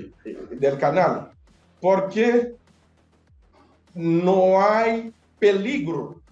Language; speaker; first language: Spanish; non-native, fluent; Haitian Creole